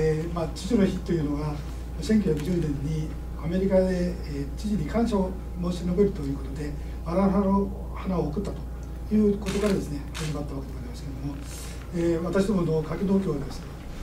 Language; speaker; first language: Japanese; native; Japanese